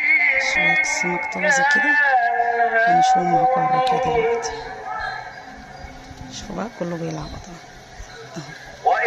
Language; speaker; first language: Arabic; native; Arabic